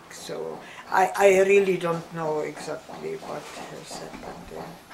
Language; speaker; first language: English; non-native, fluent; German